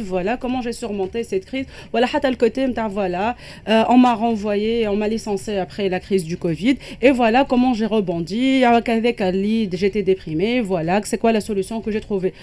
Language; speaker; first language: French; non-native, local second language; Arabic